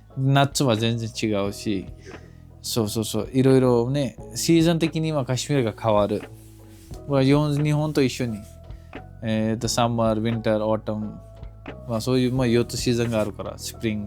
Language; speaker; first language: Japanese; non-native, fluent; Kashmiri